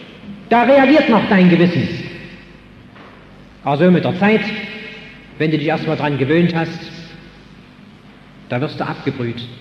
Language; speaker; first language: German; native; German